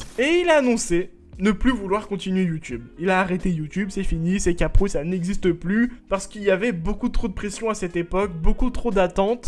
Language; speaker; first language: French; native; French